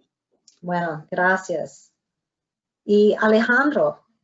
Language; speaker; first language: Spanish; non-native, fluent; English